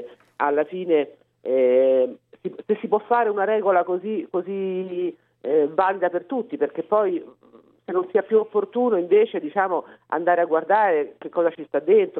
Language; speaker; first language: Italian; native; Italian